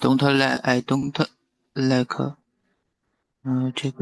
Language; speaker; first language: English; non-native, learner; Chinese